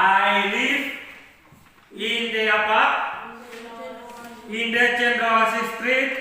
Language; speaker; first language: English; non-native, learner; Indonesian